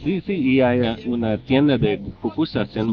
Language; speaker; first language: Spanish; non-native, fluent; English